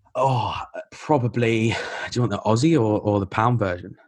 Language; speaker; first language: English; native; English